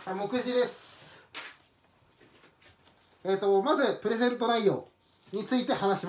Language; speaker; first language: Japanese; native; Japanese